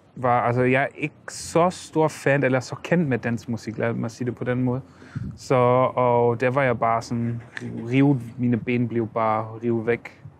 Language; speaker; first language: Danish; early bilingual, other home language; German